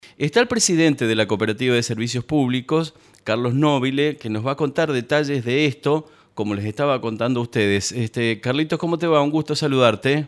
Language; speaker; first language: Spanish; native; Spanish